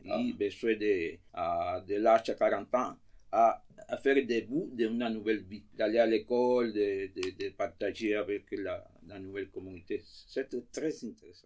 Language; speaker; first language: French; non-native, fluent; Spanish